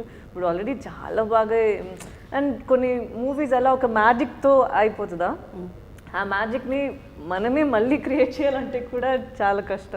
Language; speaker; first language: Telugu; non-native, fluent; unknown